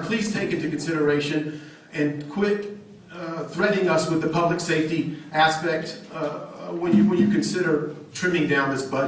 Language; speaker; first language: English; native; English